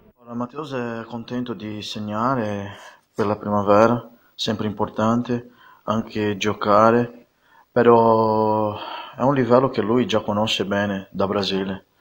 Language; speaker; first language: Italian; non-native, fluent; Portuguese